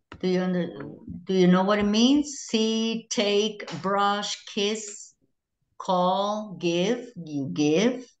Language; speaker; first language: English; non-native, fluent; Spanish